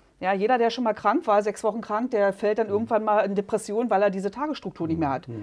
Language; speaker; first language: German; native; German